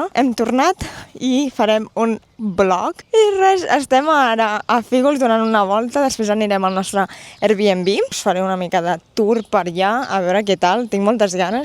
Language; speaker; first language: Catalan; native; Catalan